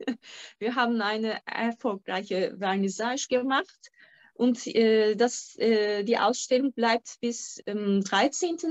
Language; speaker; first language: German; non-native, fluent; Turkish